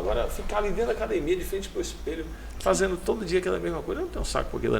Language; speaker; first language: Portuguese; native; Portuguese